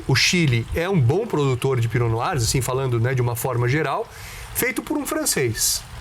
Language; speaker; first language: Portuguese; native; Portuguese